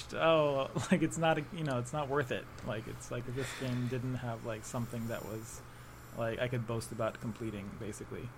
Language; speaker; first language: English; native; English